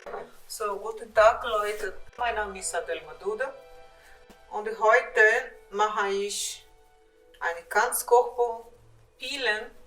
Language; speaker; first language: German; non-native, learner; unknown